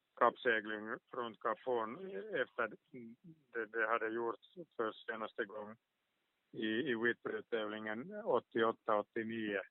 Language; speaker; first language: Swedish; non-native, local second language; Finnish